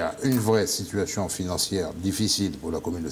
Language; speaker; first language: French; native; French